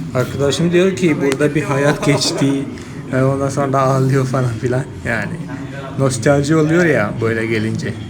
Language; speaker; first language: Turkish; non-native, fluent; Malayalam